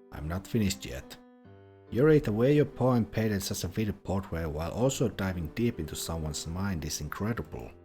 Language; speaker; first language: English; non-native, fluent; Finnish